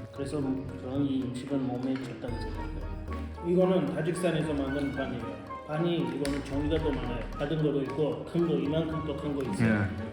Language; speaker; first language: Korean; non-native, learner; Tajik